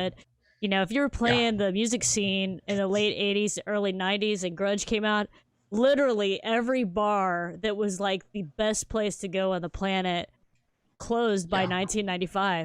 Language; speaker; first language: English; native; English